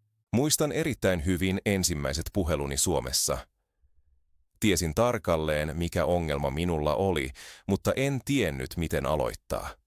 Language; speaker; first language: Finnish; non-native, fluent; Spanish